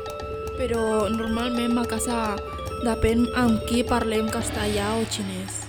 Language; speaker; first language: Catalan; non-native, local second language; Spanish